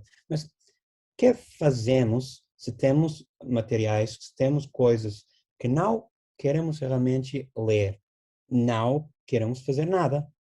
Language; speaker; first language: Portuguese; non-native, fluent; English